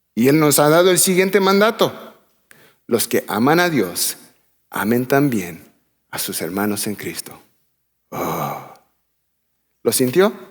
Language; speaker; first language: Spanish; early bilingual, heritage; Spanish